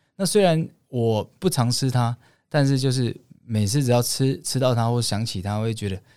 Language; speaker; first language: Chinese; native; Chinese